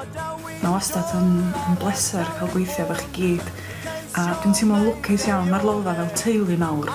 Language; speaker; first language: Welsh; native; Welsh